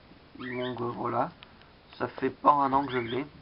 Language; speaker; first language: French; native; French